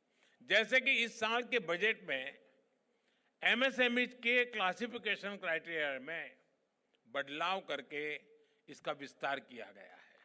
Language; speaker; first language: Hindi; non-native, local second language; Gujarati